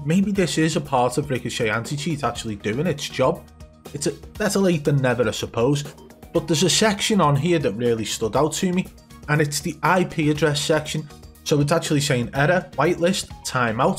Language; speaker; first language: English; native; English